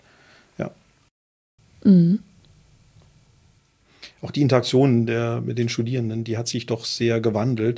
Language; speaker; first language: German; native; German